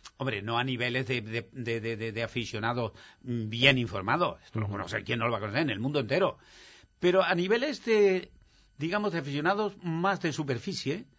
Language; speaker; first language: Spanish; native; Spanish